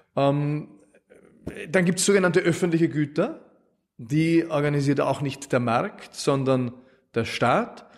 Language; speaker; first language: German; native; German